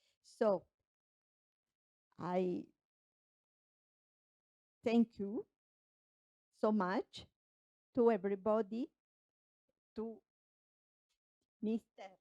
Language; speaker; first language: English; non-native, fluent; Italian